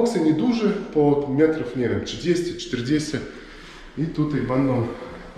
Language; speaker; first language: Polish; non-native, learner; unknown